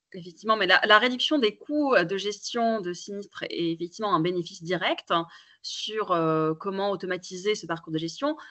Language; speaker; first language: French; native; French